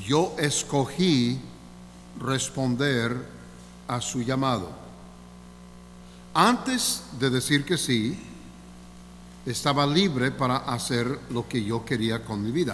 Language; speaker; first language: Spanish; non-native, fluent; English